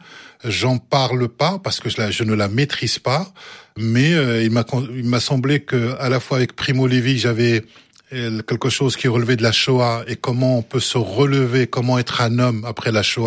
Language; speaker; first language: French; early bilingual, other home language; Arabic